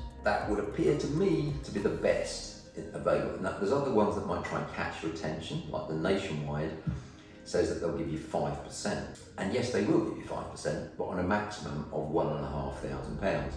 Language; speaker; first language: English; native; English